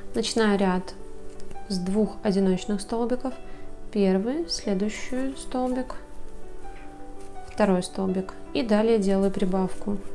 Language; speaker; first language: Russian; native; Russian